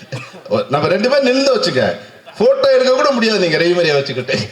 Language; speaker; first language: Tamil; native; Tamil